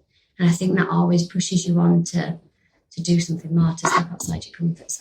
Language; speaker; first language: English; native; English